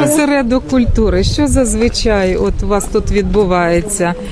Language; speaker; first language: Ukrainian; native; Ukrainian